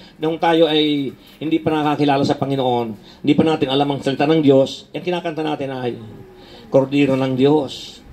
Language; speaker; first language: Filipino; non-native, local second language; Bikol